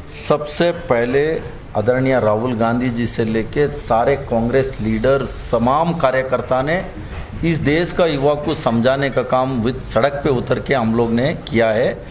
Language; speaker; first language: Hindi; non-native, local second language; Kannada